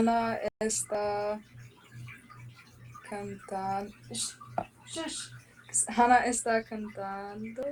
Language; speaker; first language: Spanish; non-native, learner; English